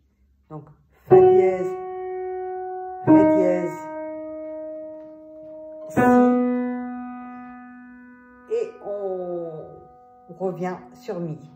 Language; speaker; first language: French; native; French